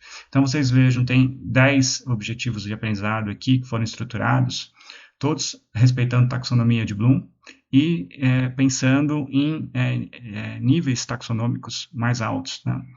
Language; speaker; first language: Portuguese; native; Portuguese